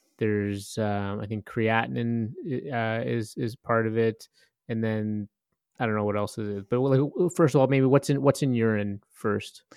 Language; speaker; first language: English; native; English